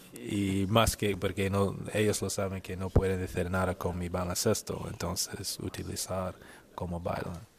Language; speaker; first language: Spanish; non-native, learner; English